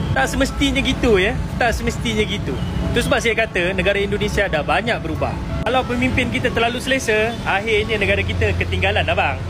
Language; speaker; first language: Malay; native; Malay